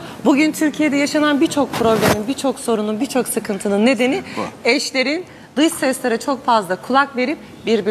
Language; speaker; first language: Turkish; native; Turkish